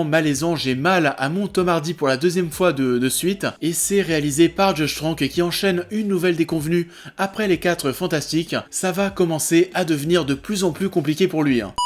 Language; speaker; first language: French; native; French